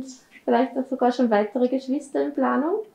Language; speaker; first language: German; native; German